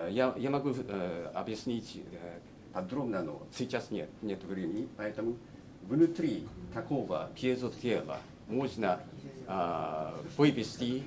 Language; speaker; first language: Russian; non-native, learner; Japanese